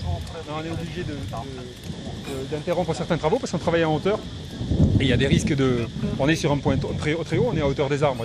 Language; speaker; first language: French; native; French